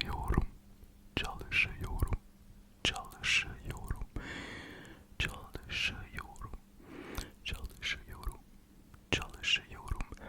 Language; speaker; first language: Turkish; early bilingual, heritage; Turkish